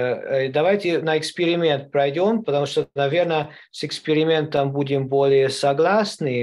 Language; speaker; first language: Russian; non-native, learner; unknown